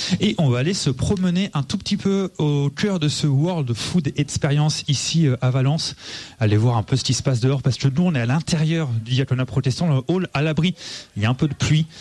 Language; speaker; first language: French; native; French